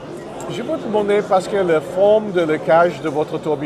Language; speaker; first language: French; non-native, learner; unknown